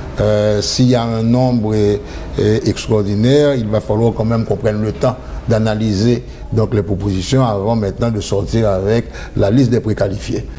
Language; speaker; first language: French; non-native, local second language; Haitian Creole